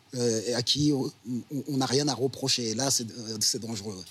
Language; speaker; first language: French; native; French